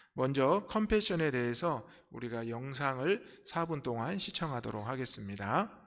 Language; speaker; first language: Korean; native; Korean